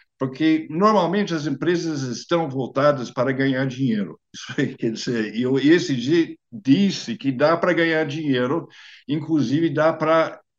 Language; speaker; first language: Portuguese; non-native, fluent; English